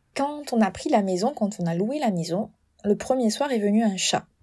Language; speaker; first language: French; native; French